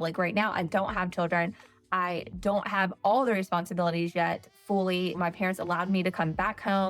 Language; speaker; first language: English; native; English